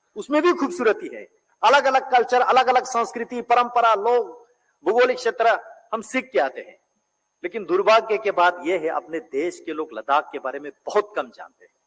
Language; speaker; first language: Hindi; non-native, local second language; Ladakhi